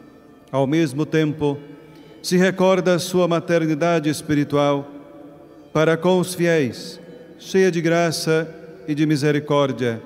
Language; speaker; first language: Portuguese; native; Portuguese